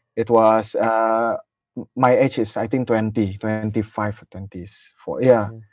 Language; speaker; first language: English; non-native, learner; Indonesian